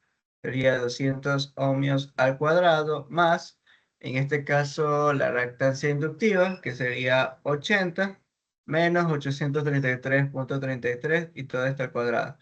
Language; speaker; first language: Spanish; native; Spanish